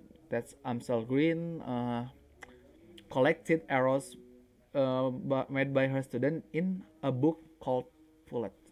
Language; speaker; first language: English; non-native, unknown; Indonesian